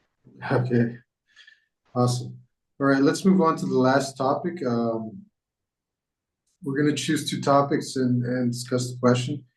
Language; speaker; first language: English; non-native, fluent; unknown